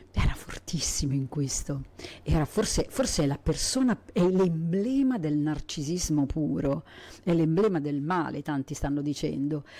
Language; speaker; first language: Italian; native; Italian